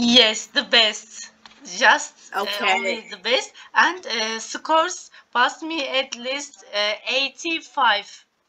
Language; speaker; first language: English; non-native, learner; Turkish